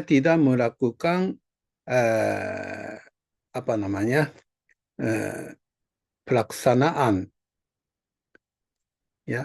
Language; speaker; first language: Indonesian; non-native, fluent; Japanese